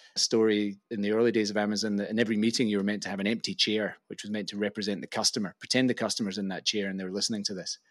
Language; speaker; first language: English; native; English